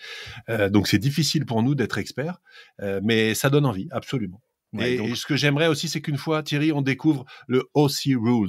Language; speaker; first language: French; native; French